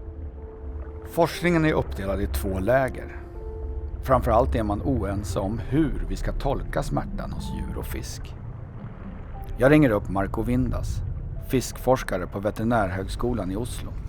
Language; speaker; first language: Swedish; native; Swedish